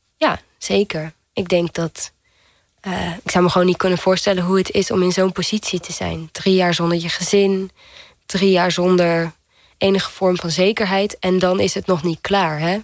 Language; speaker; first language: Dutch; early bilingual, heritage; Dutch